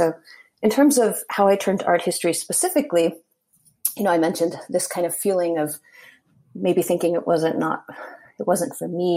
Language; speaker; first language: English; native; English